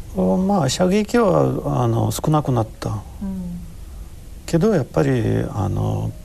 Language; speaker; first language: Japanese; non-native, fluent; Ukrainian